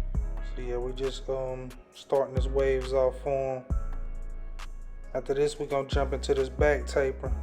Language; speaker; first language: English; native; English